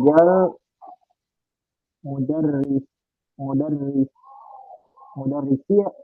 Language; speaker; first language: Arabic; non-native, learner; Indonesian